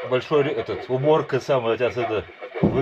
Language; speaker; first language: Russian; native; Russian